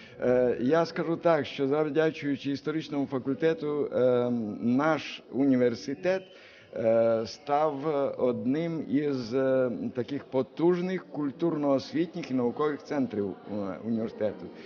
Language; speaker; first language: Ukrainian; native; Ukrainian